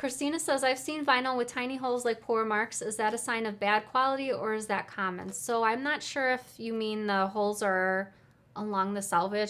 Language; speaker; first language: English; native; English